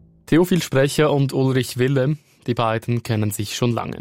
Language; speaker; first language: German; native; German